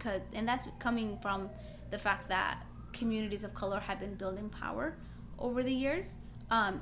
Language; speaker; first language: English; native; English